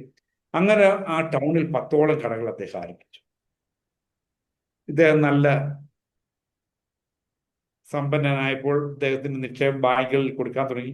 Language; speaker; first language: Malayalam; native; Malayalam